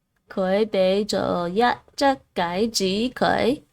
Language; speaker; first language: Cantonese; non-native, learner; Dutch